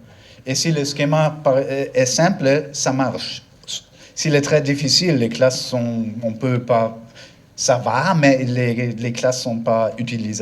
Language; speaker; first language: French; non-native, learner; German